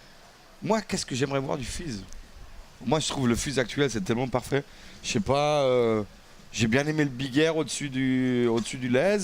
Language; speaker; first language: French; native; French